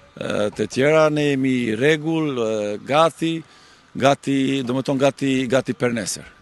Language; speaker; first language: Albanian; non-native, learner; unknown